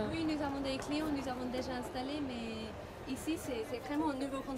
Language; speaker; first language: French; non-native, learner; English